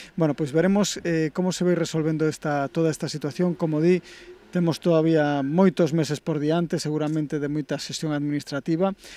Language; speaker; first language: Galician; non-native, local second language; Spanish